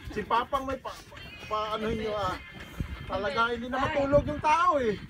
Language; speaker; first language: Filipino; non-native, local second language; Cebuano